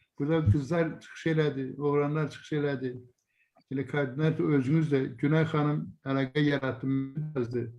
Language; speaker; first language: Azerbaijani; native; Azerbaijani